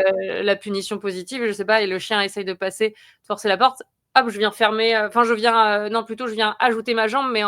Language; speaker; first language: French; native; French